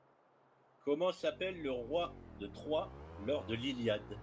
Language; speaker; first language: French; native; French